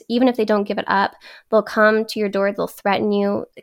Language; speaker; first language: English; native; English